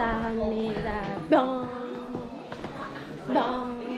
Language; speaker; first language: Korean; non-native, learner; Vietnamese